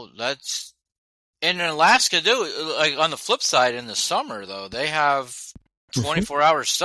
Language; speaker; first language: English; native; English